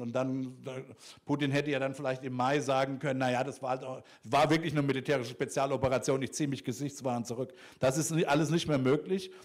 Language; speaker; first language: German; native; German